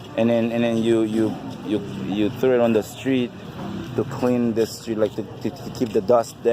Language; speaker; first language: English; non-native, local second language; Haitian Creole